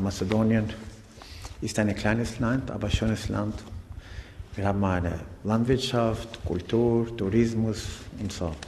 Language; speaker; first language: German; non-native, learner; Macedonian